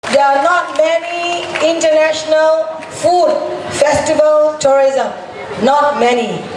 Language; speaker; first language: English; non-native, local second language; Chinese